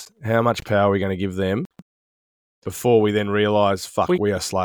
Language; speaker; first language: English; native; English